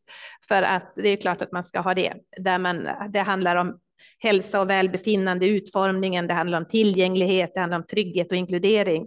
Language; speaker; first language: Swedish; native; Swedish